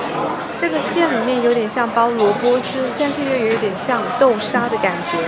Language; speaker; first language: Chinese; native; Chinese